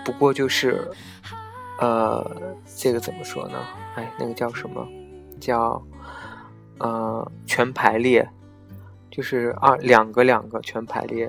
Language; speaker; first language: Chinese; native; Chinese